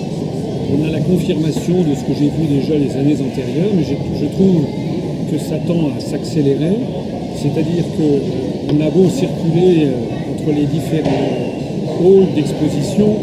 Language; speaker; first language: French; native; French